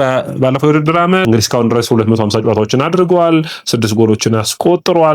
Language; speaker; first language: Amharic; native; Amharic